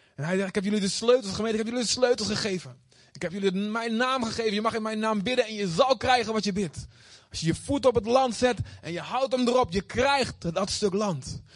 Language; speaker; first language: Dutch; native; Dutch